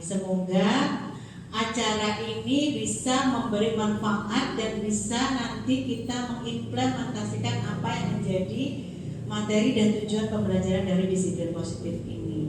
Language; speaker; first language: Indonesian; native; Indonesian